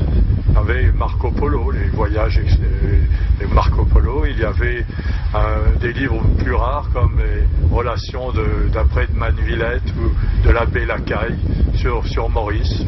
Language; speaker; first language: French; native; French